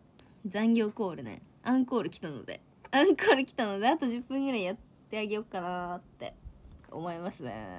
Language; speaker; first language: Japanese; native; Japanese